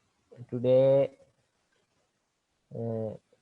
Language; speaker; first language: English; non-native, learner; Urdu